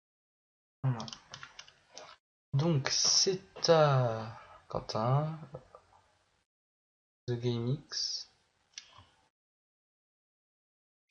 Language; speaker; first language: French; native; French